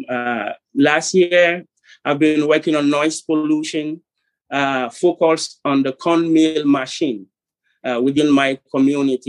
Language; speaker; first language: English; non-native, local second language; Ewe